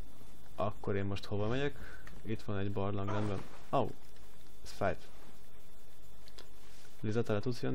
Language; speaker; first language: Hungarian; native; Hungarian